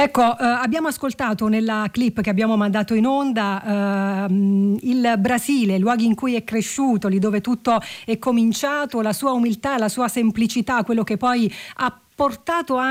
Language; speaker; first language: Italian; native; Italian